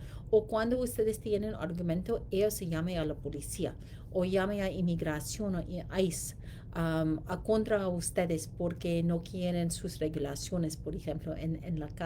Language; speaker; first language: Spanish; non-native, learner; English